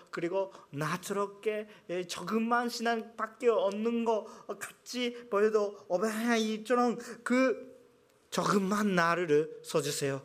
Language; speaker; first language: Korean; non-native, fluent; Japanese